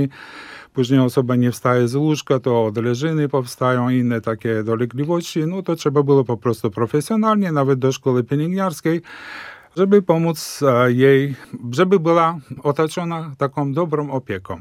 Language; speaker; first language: Polish; non-native, fluent; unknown